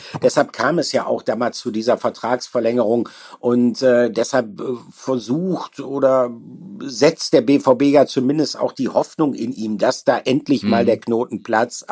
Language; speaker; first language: German; native; German